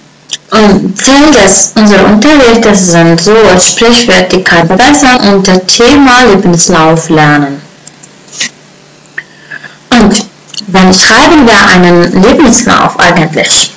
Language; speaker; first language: German; non-native, fluent; Uzbek